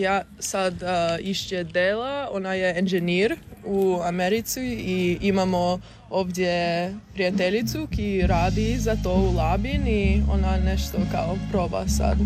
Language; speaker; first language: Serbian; early bilingual, heritage; English